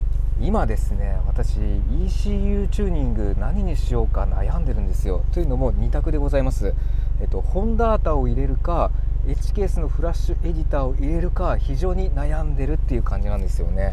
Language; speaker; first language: Japanese; native; Japanese